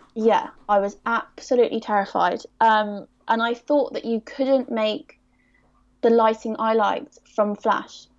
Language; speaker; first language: English; native; English